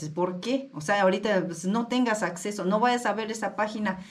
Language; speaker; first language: Spanish; non-native, learner; Japanese